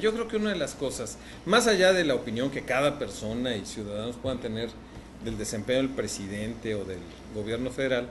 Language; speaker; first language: Spanish; native; Spanish